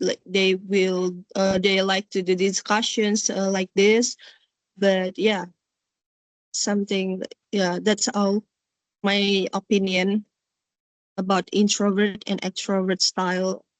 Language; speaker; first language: English; non-native, learner; Indonesian